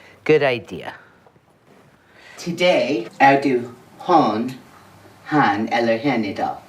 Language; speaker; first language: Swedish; non-native, fluent; English